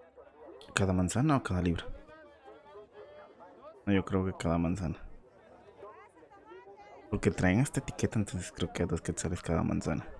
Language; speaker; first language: Spanish; native; Spanish